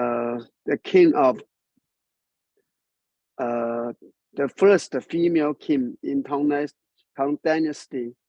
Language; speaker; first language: English; non-native, learner; Chinese